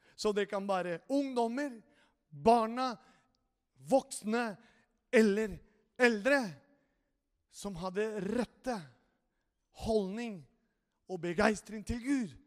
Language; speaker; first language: Norwegian; non-native, fluent; Spanish